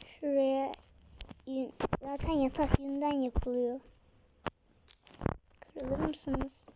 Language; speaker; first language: Turkish; native; Turkish